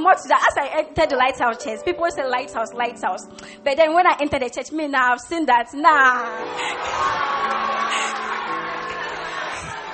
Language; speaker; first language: English; non-native, local second language; Ewe